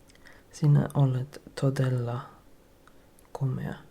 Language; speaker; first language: Finnish; non-native, learner; English